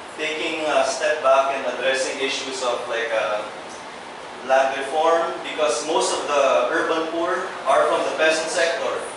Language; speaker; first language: English; non-native, local second language; Filipino